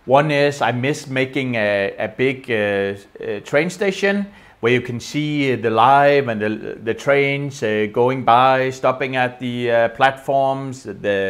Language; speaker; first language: English; non-native, fluent; Danish